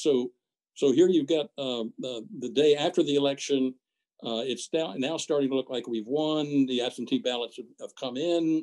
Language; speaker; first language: English; native; English